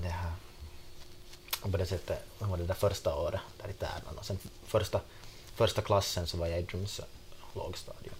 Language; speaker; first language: Swedish; non-native, local second language; Finnish